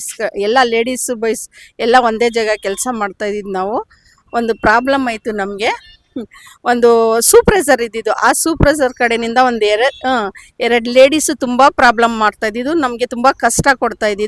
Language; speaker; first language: Kannada; non-native, local second language; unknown